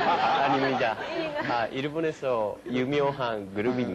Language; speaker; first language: Korean; non-native, fluent; Japanese